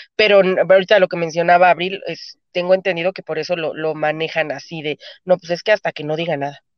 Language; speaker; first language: Spanish; native; Spanish